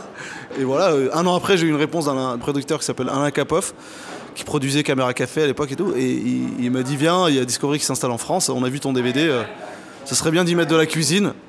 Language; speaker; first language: French; early bilingual, other home language; Arabic